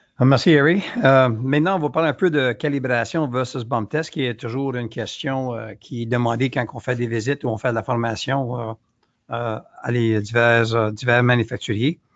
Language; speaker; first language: French; native; French